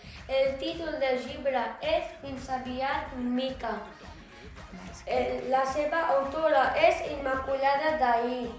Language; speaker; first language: Catalan; non-native, learner; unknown